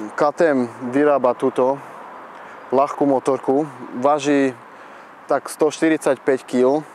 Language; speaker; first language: Slovak; early bilingual, heritage; Slovak